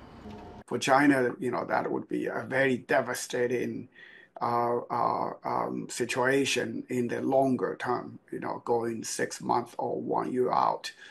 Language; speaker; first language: English; non-native, fluent; Chinese